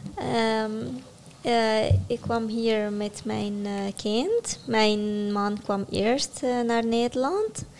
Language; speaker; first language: Dutch; non-native, learner; Arabic